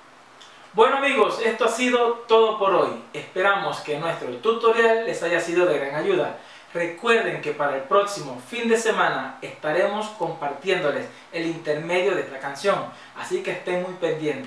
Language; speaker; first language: Spanish; native; Spanish